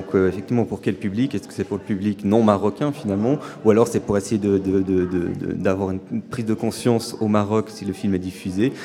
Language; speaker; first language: French; non-native, local second language; Rundi